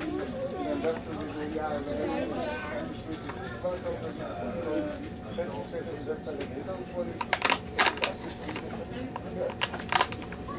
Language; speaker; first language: German; native; German